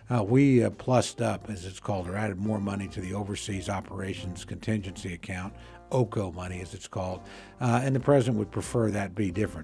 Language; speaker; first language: English; native; English